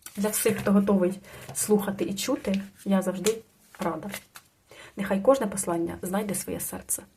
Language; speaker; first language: Ukrainian; non-native, local second language; Russian